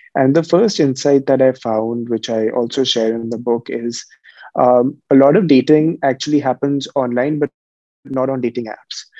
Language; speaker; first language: English; non-native, local second language; Hindi